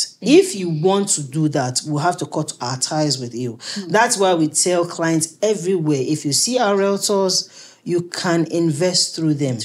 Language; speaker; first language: English; native; English